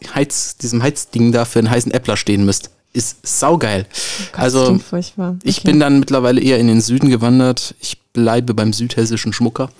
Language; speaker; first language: German; native; German